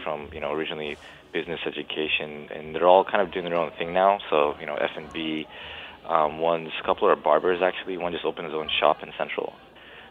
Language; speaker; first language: English; non-native, local second language; Cantonese